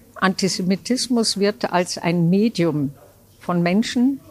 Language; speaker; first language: German; native; German